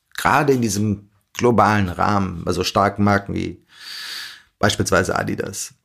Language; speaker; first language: German; early bilingual, other home language; Arabic